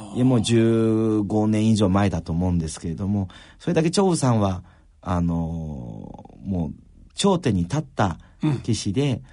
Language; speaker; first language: Japanese; early bilingual, other home language; Chinese